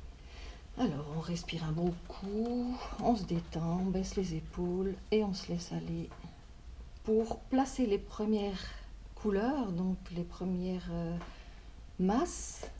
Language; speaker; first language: French; native; French